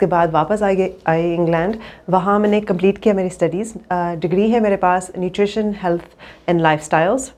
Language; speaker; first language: Hindi; early bilingual, heritage; English